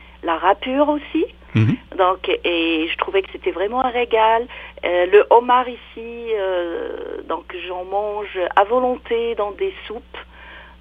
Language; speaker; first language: French; non-native, local second language; Arabic